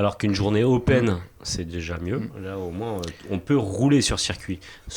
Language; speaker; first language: French; native; French